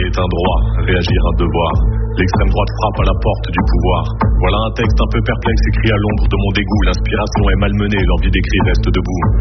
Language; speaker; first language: French; native; French